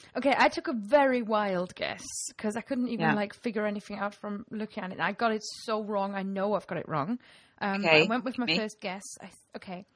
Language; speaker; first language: English; non-native, fluent; German